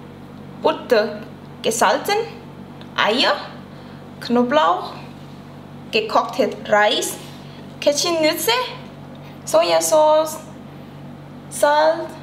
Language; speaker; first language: German; non-native, learner; Thai